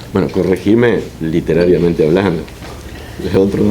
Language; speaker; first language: Spanish; native; Spanish